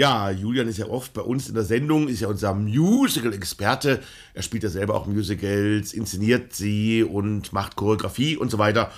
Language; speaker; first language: German; native; German